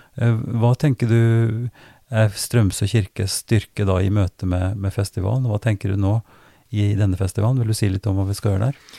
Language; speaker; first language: Norwegian; native; Norwegian